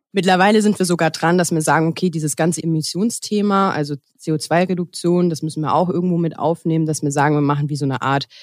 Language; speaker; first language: German; native; German